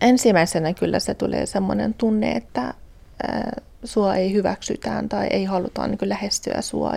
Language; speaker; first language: Finnish; non-native, fluent; Persian